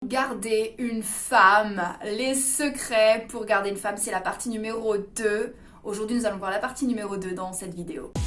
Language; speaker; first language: French; native; French